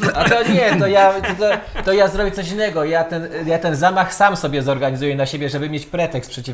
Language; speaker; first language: Polish; native; Polish